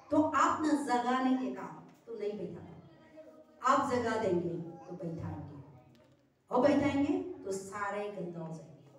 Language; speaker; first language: Hindi; non-native, local second language; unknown